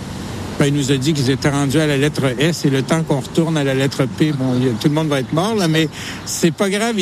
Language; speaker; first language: French; native; French